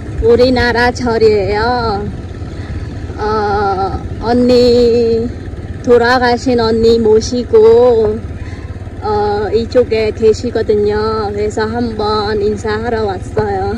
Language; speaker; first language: Korean; non-native, fluent; Khmer